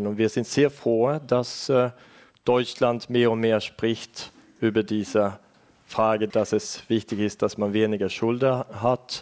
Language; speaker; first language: German; non-native, fluent; Estonian